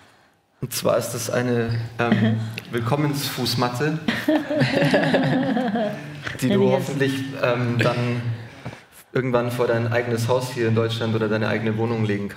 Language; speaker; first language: German; native; German